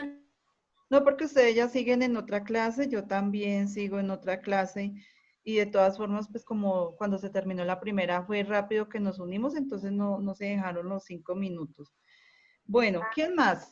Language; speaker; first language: Spanish; native; Spanish